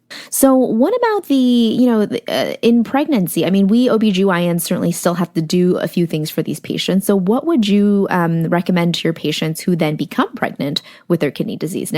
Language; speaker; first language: English; native; English